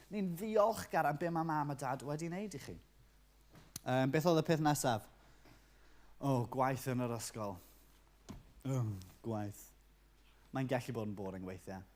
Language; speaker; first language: Welsh; native; Welsh